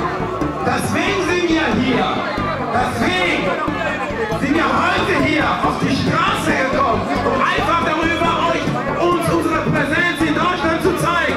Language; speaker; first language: German; non-native, fluent; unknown